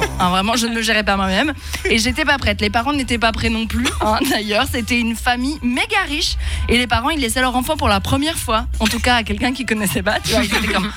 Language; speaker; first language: French; native; French